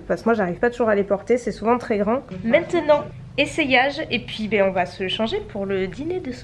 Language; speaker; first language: French; native; French